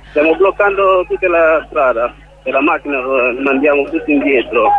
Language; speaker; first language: Italian; non-native, learner; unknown